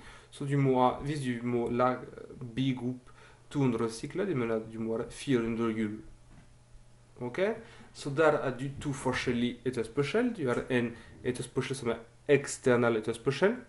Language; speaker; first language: Norwegian; non-native, fluent; French